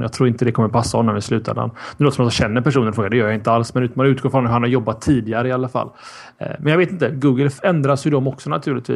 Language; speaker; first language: Swedish; native; Swedish